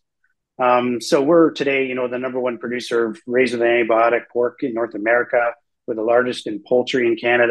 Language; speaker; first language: English; native; English